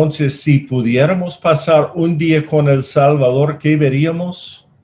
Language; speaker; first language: Spanish; non-native, fluent; English